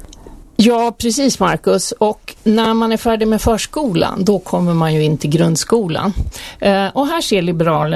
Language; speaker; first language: Swedish; native; Swedish